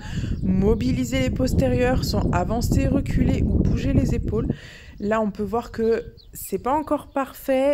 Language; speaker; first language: French; native; French